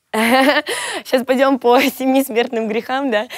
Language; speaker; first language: Russian; native; Russian